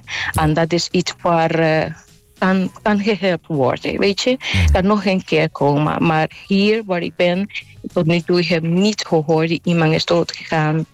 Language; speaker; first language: Dutch; non-native, local second language; Papiamento